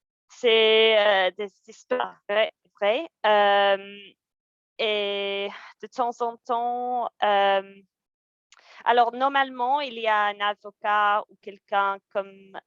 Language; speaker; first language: French; non-native, fluent; English